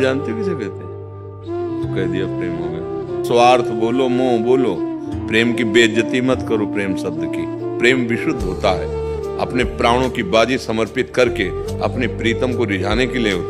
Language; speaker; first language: Hindi; native; Hindi